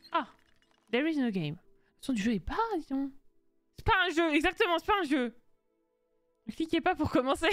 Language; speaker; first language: French; native; French